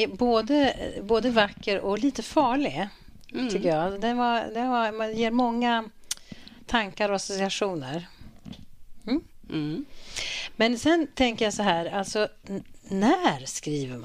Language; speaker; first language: Swedish; native; Swedish